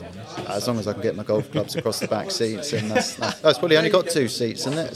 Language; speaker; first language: English; native; English